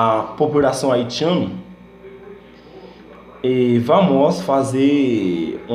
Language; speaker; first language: Portuguese; non-native, learner; Haitian Creole